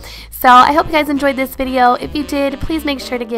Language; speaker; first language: English; native; English